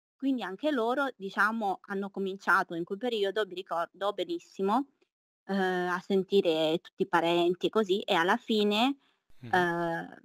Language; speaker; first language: Italian; early bilingual, other home language; Chinese